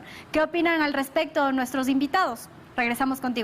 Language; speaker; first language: Spanish; native; Spanish